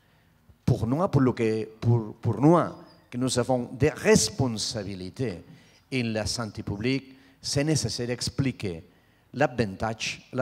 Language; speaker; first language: French; non-native, learner; Spanish